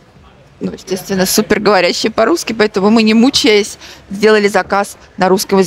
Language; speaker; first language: Russian; native; Russian